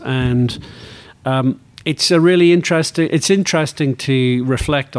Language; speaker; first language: English; native; English